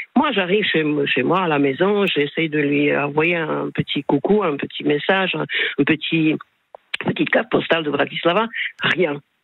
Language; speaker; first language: French; non-native, fluent; Slovak